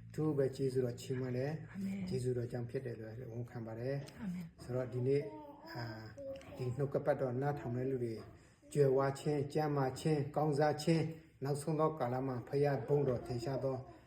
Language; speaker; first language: Burmese; non-native, local second language; Tedim Chin